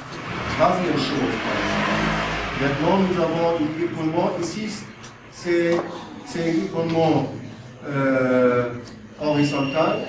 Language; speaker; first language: French; non-native, learner; German